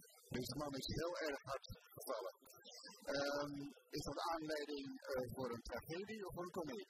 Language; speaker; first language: Dutch; native; Dutch